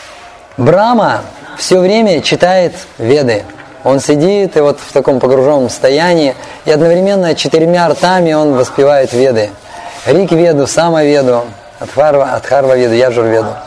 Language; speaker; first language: Russian; native; Russian